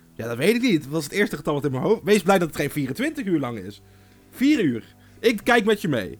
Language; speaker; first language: Dutch; native; Dutch